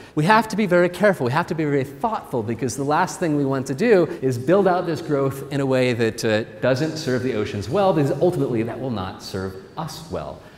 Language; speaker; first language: English; native; English